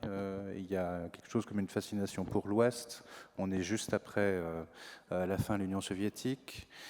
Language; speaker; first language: French; native; French